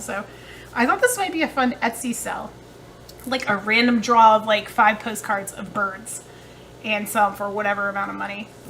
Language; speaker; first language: English; native; English